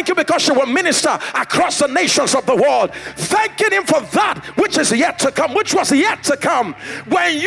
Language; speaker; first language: English; non-native, local second language; Yoruba